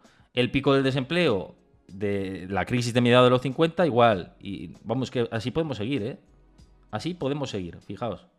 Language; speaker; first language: Spanish; native; Spanish